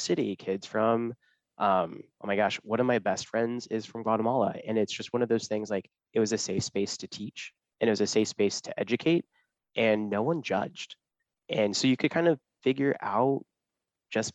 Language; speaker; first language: English; native; English